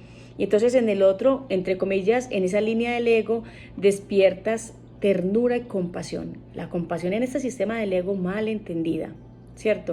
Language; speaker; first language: Spanish; native; Spanish